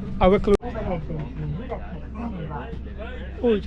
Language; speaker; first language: English; non-native, learner; Burmese